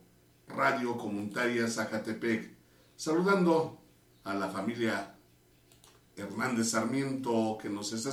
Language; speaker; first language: Spanish; native; Spanish